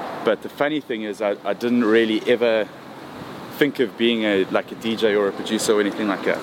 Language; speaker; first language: English; native; English